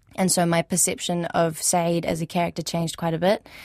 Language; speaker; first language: English; early bilingual, other home language; Arabic